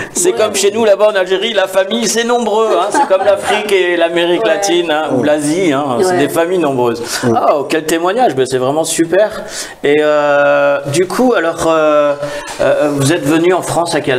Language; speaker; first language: French; native; French